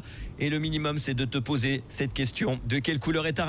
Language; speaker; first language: French; native; French